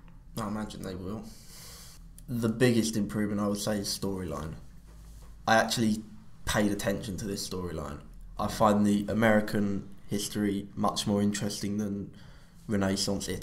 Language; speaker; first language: English; native; English